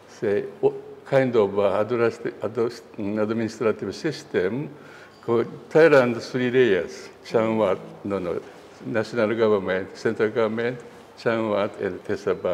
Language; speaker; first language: English; non-native, learner; Japanese